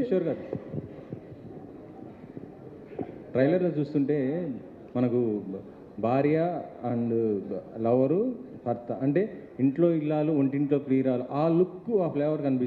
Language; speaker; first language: Telugu; native; Telugu